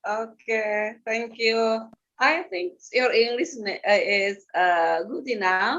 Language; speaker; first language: English; non-native, fluent; Indonesian